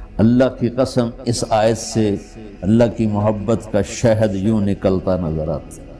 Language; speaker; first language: Urdu; non-native, local second language; Punjabi